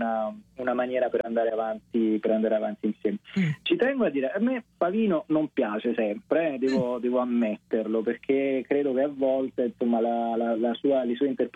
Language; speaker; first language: Italian; native; Italian